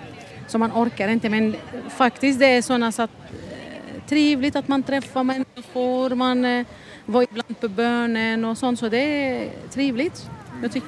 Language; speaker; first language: Swedish; non-native, learner; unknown